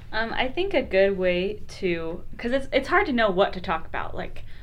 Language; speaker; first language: English; native; English